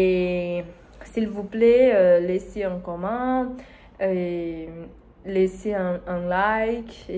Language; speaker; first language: French; non-native, learner; Spanish